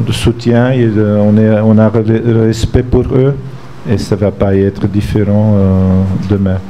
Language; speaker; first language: French; non-native, fluent; Dutch